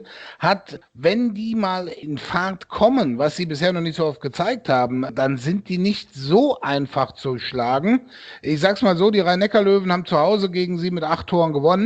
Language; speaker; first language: German; native; German